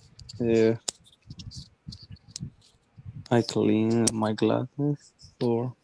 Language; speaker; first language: English; non-native, learner; Spanish